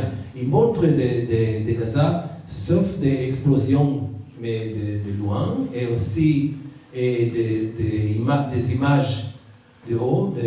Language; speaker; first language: French; non-native, learner; Hebrew